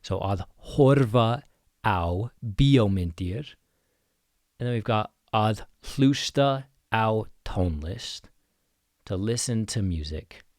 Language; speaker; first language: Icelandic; non-native, fluent; English